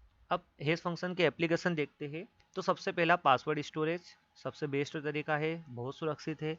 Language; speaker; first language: Hindi; native; Hindi